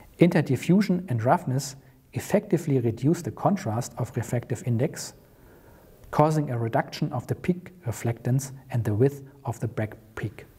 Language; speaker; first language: English; non-native, fluent; German